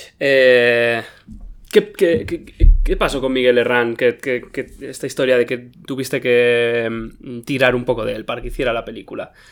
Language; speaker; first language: Spanish; native; Spanish